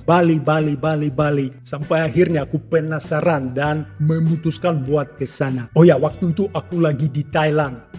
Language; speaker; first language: Indonesian; non-native, fluent; Russian